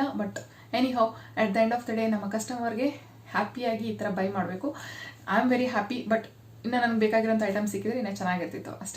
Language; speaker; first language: Kannada; native; Kannada